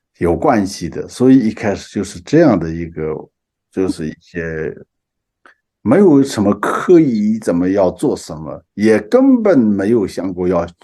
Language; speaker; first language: Chinese; non-native, local second language; Tibetan